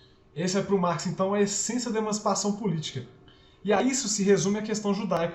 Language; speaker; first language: Portuguese; native; Portuguese